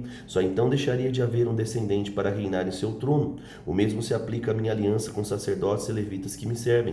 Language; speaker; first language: Portuguese; native; Portuguese